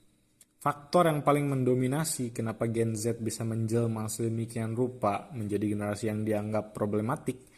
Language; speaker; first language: Indonesian; native; Indonesian